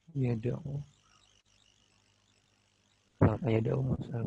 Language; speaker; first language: Arabic; non-native, learner; Indonesian